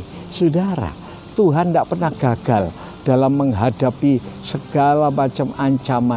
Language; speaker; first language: Indonesian; native; Indonesian